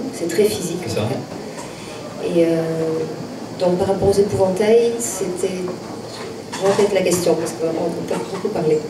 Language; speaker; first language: French; native; French